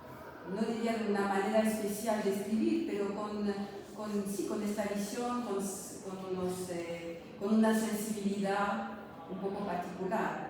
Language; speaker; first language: Spanish; non-native, fluent; French